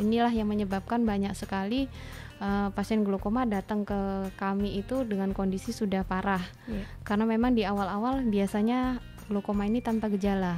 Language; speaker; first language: Indonesian; native; Indonesian